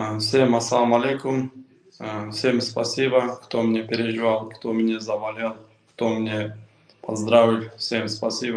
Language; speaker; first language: Russian; non-native, local second language; Kyrgyz